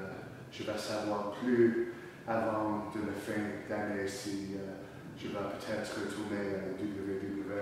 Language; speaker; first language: French; non-native, learner; English